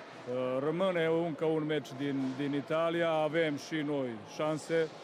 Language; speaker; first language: Romanian; non-native, fluent; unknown